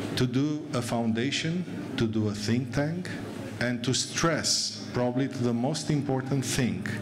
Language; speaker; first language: English; non-native, fluent; Romanian